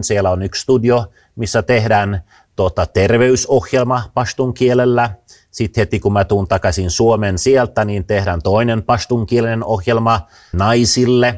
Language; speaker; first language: Finnish; early bilingual, heritage; Finnish